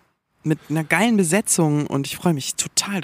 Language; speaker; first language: German; native; German